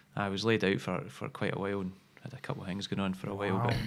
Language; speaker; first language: English; native; English